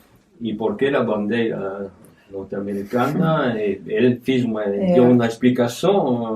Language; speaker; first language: Portuguese; non-native, fluent; French